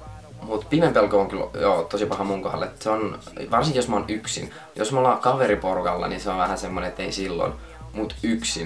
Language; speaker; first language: Finnish; native; Finnish